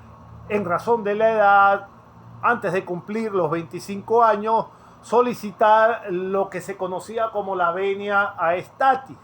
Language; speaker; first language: Spanish; native; Spanish